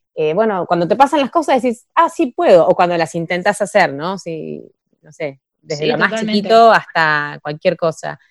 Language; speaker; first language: Spanish; native; Spanish